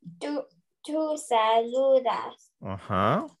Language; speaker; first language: Spanish; non-native, learner; English